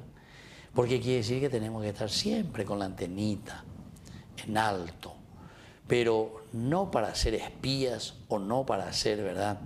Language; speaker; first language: Spanish; native; Spanish